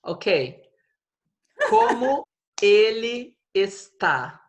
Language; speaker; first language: Portuguese; non-native, fluent; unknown